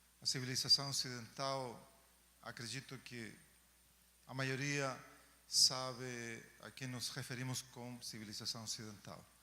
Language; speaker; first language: Portuguese; non-native, fluent; Spanish